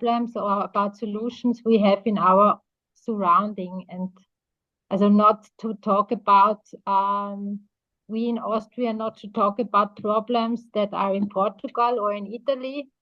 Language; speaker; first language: English; non-native, fluent; German